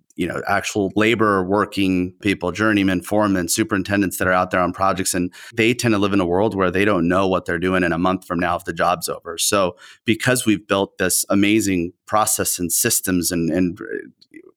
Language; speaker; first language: English; early bilingual, other home language; Spanish